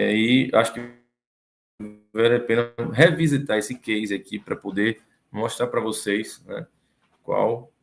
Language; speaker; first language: Portuguese; native; Portuguese